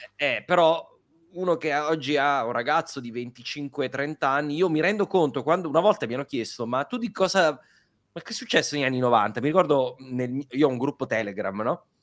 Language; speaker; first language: Italian; native; Italian